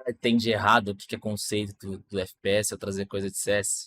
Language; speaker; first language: Portuguese; native; Portuguese